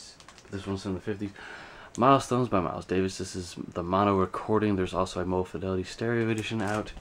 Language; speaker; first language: English; native; English